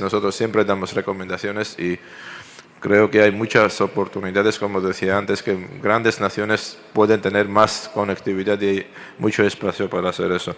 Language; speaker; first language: Spanish; non-native, fluent; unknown